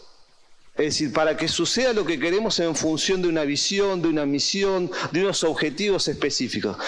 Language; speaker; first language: Spanish; native; Spanish